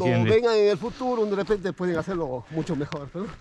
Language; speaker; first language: Spanish; native; Spanish